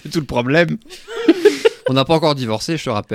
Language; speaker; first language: French; native; French